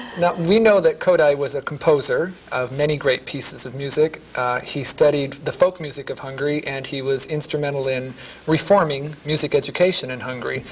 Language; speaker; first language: English; native; English